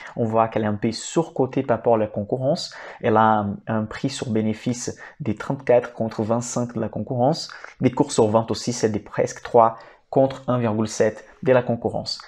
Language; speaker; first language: French; non-native, fluent; Portuguese